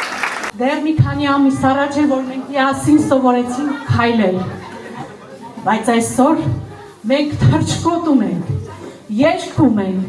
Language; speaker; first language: Armenian; early bilingual, heritage; Armenian